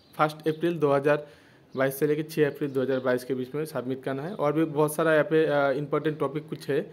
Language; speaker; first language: Hindi; non-native, local second language; Bangla